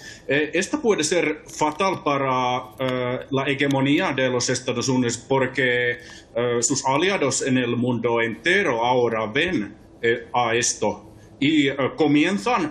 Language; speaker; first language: Spanish; non-native, fluent; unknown